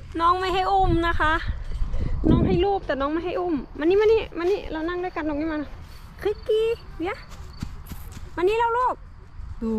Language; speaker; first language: Thai; native; Thai